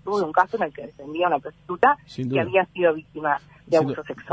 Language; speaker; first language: Spanish; native; Spanish